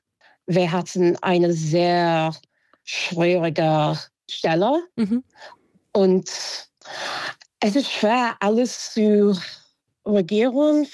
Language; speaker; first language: German; non-native, fluent; English